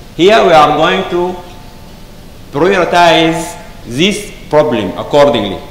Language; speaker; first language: English; non-native, fluent; Arabic